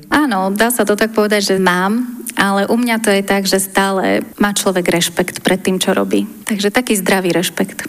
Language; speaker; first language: Slovak; non-native, local second language; Rusyn